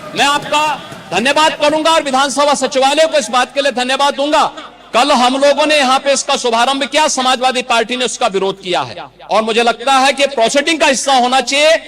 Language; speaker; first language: Hindi; native; Hindi